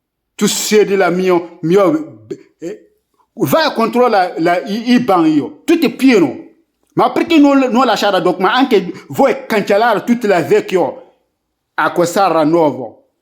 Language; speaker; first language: Italian; non-native, learner; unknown